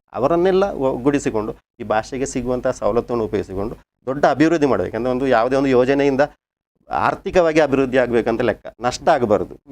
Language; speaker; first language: Kannada; non-native, local second language; Tulu